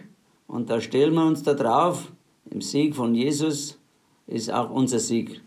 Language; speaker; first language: German; native; German